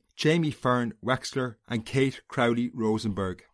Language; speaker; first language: English; native; English